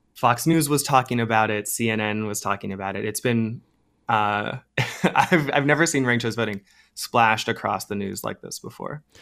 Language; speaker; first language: English; native; English